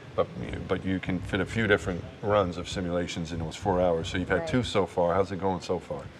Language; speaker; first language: English; native; English